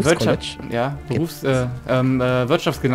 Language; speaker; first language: German; native; German